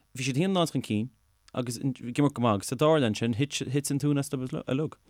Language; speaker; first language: Irish; native; Irish